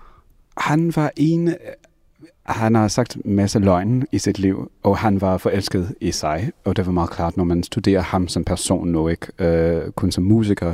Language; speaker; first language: Danish; non-native, fluent; English